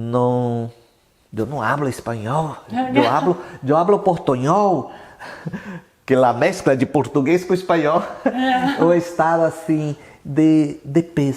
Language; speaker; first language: Spanish; non-native, learner; Portuguese